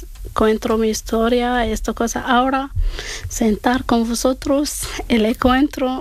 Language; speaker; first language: Spanish; non-native, learner; Arabic